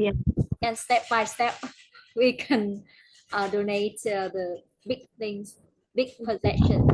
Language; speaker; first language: English; non-native, learner; Vietnamese